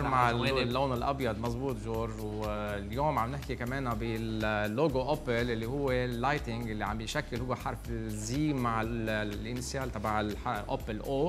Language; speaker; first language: Arabic; native; Arabic